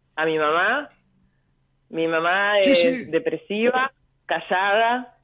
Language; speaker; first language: Spanish; native; Spanish